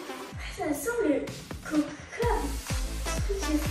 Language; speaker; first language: French; native; French